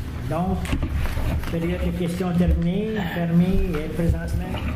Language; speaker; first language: French; native; French